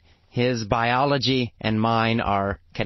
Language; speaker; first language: English; native; English